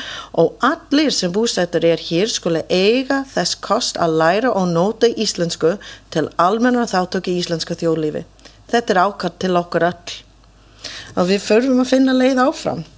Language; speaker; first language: Icelandic; non-native, fluent; English